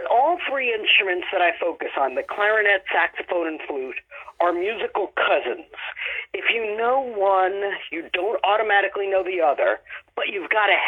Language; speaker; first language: English; native; English